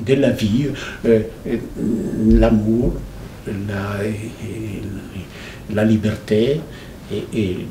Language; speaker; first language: French; non-native, fluent; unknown